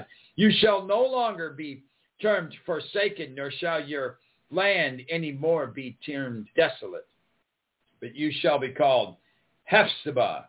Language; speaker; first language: English; native; English